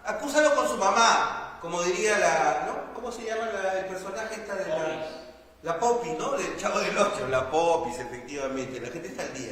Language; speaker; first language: Spanish; native; Spanish